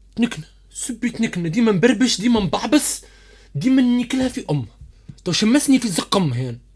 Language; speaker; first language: Arabic; native; Arabic